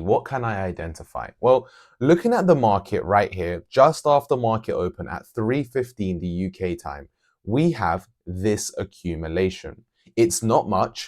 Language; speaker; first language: English; native; English